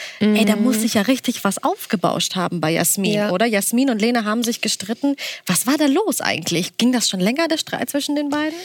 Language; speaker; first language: German; native; German